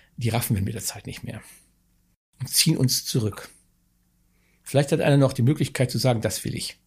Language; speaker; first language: German; native; German